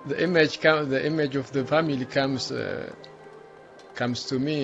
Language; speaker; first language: English; non-native, learner; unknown